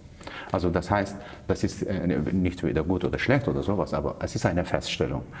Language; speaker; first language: German; non-native, fluent; Kurdish